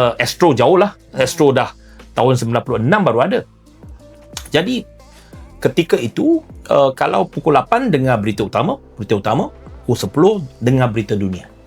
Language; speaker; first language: Malay; non-native, local second language; Chinese